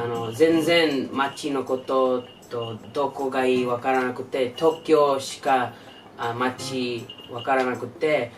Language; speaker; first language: Japanese; non-native, learner; English